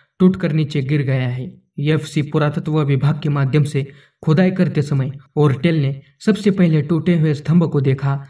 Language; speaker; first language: Hindi; non-native, local second language; Marathi